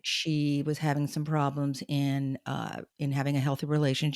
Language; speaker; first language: English; native; English